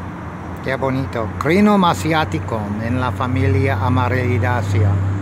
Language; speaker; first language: Spanish; non-native, learner; English